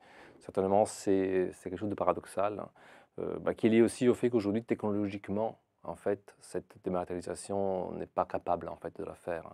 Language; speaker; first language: French; non-native, fluent; Italian